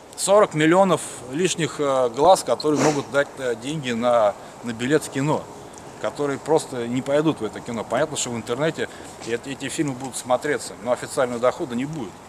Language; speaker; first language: Russian; native; Russian